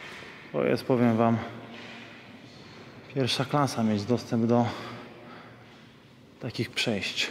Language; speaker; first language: Polish; native; Polish